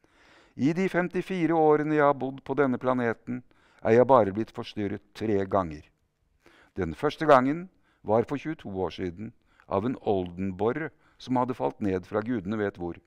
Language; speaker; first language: Norwegian; native; Norwegian